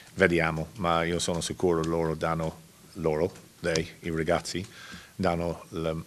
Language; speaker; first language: Italian; non-native, learner; English